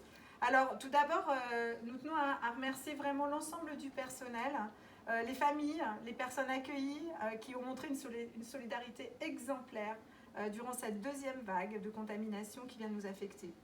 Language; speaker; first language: French; native; French